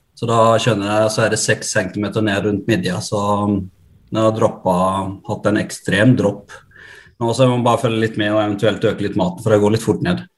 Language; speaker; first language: Norwegian; native; Norwegian